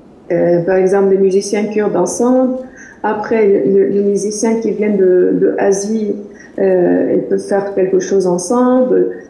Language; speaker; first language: French; non-native, fluent; Arabic